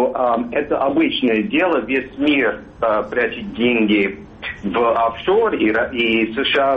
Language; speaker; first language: Russian; non-native, fluent; English